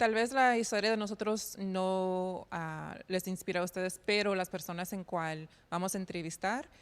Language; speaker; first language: Spanish; early bilingual, heritage; Spanish